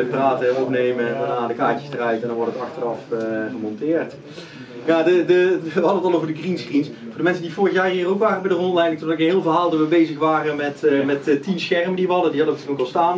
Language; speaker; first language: Dutch; native; Dutch